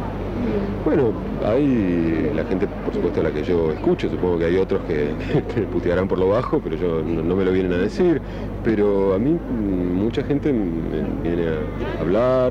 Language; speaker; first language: Spanish; native; Spanish